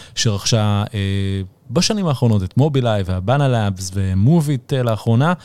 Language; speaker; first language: Hebrew; early bilingual, other home language; Arabic